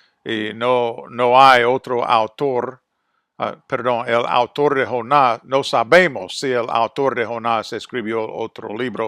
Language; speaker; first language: Spanish; non-native, fluent; English